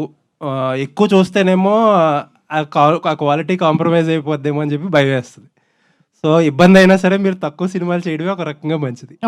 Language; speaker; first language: Telugu; native; Telugu